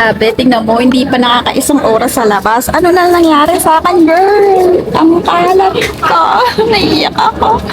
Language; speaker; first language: Filipino; native; Filipino